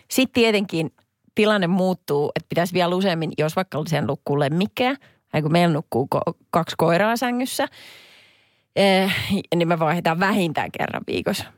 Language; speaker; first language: Finnish; native; Finnish